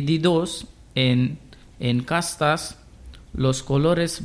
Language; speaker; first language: Spanish; non-native, learner; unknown